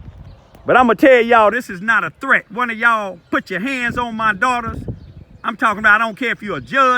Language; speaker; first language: English; native; English